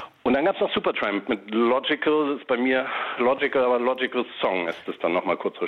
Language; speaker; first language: German; native; German